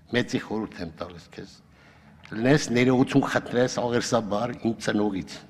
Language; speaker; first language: Armenian; native; Armenian